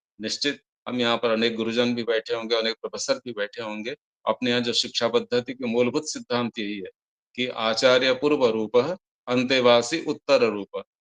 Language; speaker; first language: Hindi; non-native, local second language; Odia